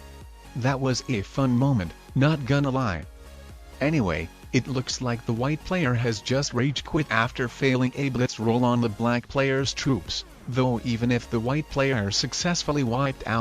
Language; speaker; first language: English; non-native, fluent; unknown